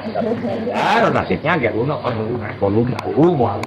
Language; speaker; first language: Spanish; native; Spanish